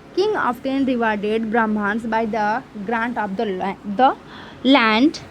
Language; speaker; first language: English; non-native, local second language; Hindi